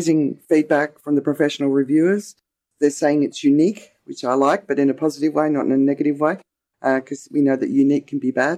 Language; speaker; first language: English; native; English